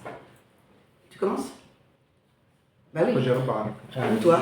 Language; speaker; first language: French; native; French